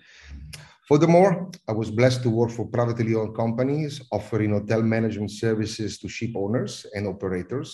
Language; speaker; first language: English; non-native, fluent; Italian